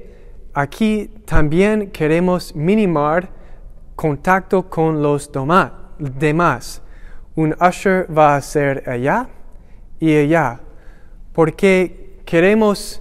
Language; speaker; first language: Spanish; non-native, learner; English